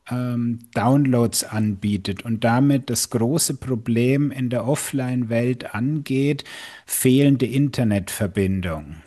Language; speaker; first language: German; native; German